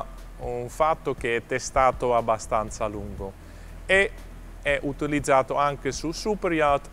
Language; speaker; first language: Italian; non-native, fluent; Dutch